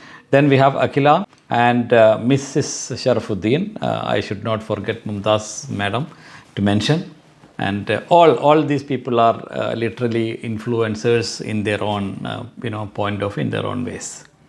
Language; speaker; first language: English; non-native, local second language; Malayalam